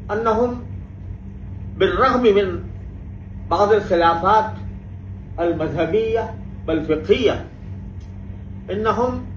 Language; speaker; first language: Arabic; non-native, fluent; Urdu